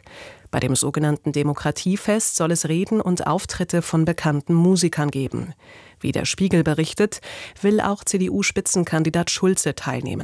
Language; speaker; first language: German; native; German